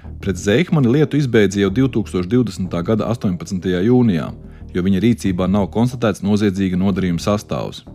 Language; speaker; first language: Latvian; native; Latvian